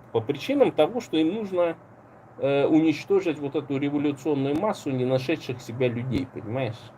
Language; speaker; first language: Russian; native; Russian